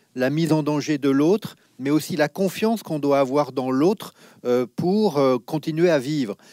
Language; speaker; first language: French; native; French